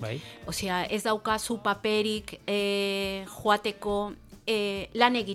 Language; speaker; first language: Basque; non-native, learner; Spanish